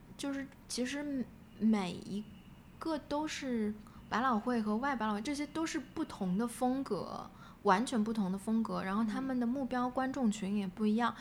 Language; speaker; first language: Chinese; native; Chinese